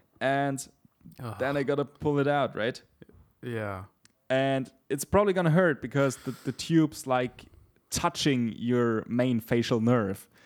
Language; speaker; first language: English; non-native, fluent; German